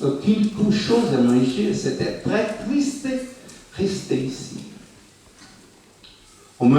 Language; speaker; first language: French; non-native, fluent; Portuguese